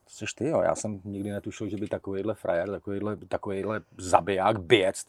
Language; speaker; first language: Czech; native; Czech